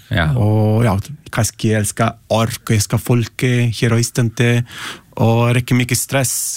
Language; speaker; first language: Icelandic; non-native, learner; Italian